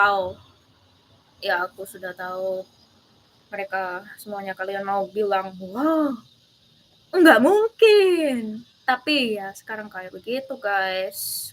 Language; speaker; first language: Indonesian; early bilingual, heritage; English